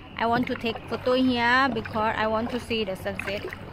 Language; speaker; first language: English; non-native, learner; Thai